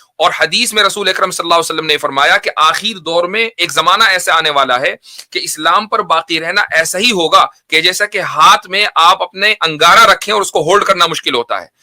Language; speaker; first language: Urdu; native; Urdu